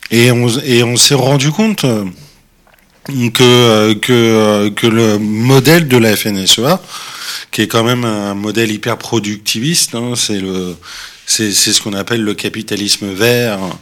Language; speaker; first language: French; native; French